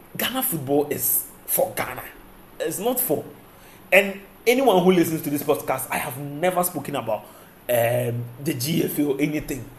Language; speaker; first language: English; non-native, local second language; Akan